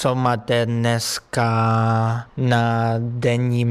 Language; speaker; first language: Czech; non-native, learner; Spanish